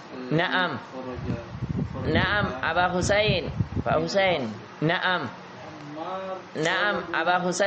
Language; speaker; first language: Arabic; non-native, fluent; Indonesian